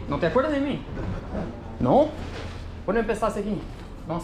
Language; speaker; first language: Spanish; non-native, fluent; Portuguese